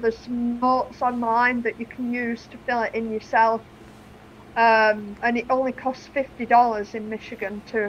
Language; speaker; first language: English; native; English